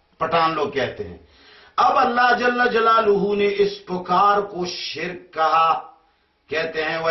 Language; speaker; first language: Urdu; non-native, local second language; Pashto